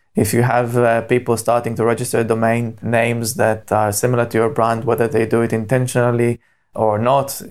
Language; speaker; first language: English; non-native, fluent; Hebrew